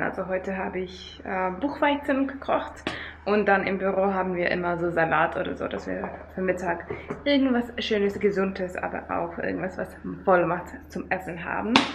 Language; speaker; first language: German; non-native, fluent; Finnish